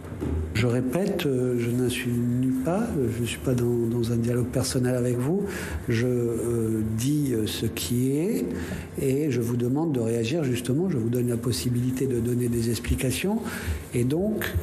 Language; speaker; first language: French; native; French